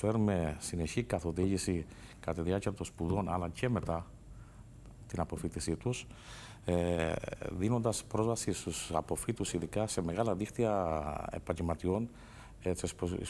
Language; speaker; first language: Greek; native; Greek